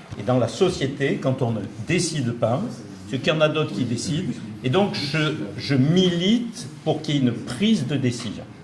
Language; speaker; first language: French; native; French